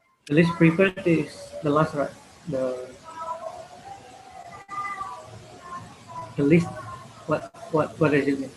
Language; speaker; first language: English; non-native, learner; Malay